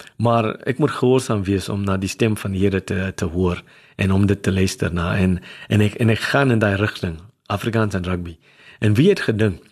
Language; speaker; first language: Afrikaans; non-native, local second language; English